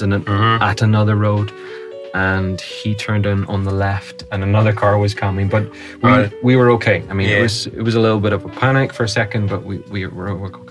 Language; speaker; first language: English; native; English